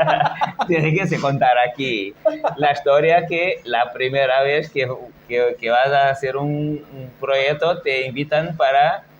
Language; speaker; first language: Spanish; non-native, fluent; Portuguese